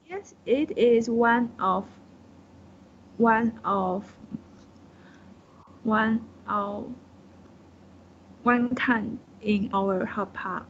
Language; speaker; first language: English; non-native, learner; Chinese